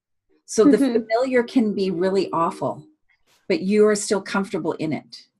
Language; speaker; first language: English; native; English